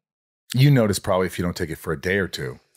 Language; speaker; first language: English; native; English